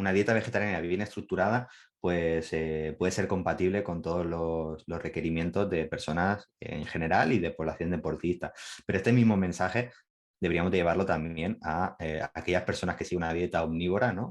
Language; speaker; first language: Spanish; native; Spanish